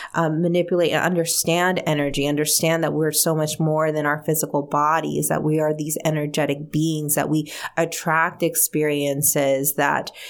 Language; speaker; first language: English; early bilingual, other home language; Spanish